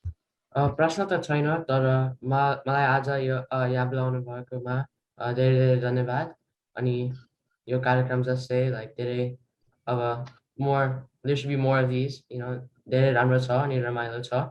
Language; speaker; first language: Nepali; early bilingual, heritage; Nepali